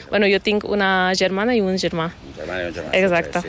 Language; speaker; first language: Catalan; non-native, fluent; Ukrainian